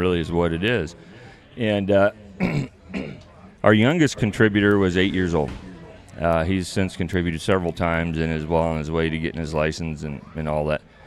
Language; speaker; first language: English; native; English